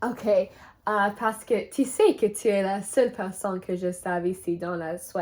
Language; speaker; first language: French; non-native, learner; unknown